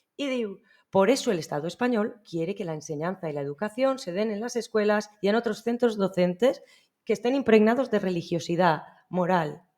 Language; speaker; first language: Spanish; non-native, local second language; Catalan